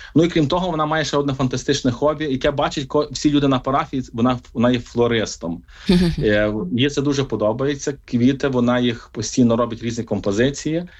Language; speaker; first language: Ukrainian; native; Ukrainian